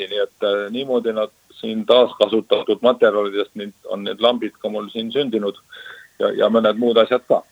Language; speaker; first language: Estonian; native; Estonian